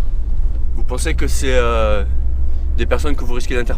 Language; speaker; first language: French; native; French